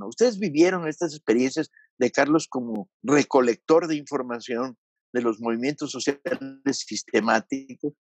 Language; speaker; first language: Spanish; native; Spanish